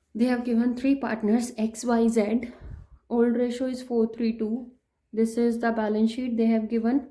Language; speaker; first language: English; non-native, local second language; Punjabi